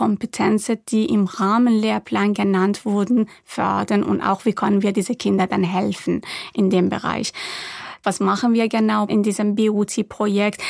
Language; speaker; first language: German; non-native, fluent; Persian